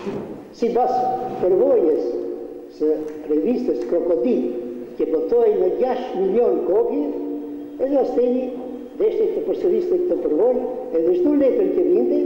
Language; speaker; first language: Albanian; native; Albanian